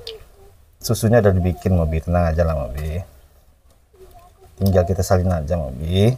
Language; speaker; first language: Indonesian; native; Indonesian